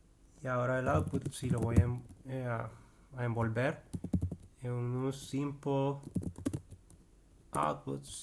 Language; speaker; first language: Spanish; native; Spanish